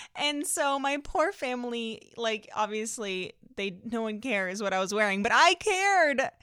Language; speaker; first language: English; native; English